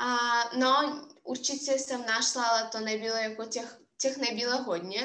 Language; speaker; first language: Czech; non-native, fluent; Russian